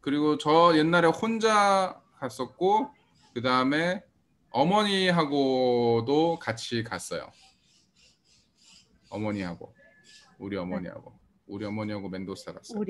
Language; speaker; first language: Korean; early bilingual, heritage; Korean